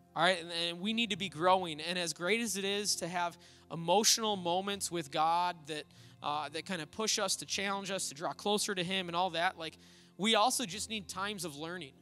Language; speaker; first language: English; native; English